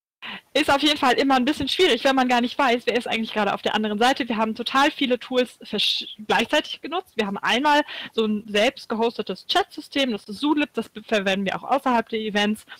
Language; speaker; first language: German; native; German